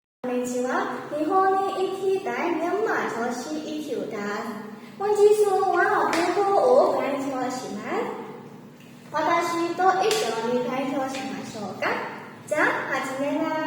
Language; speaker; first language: Japanese; non-native, learner; Burmese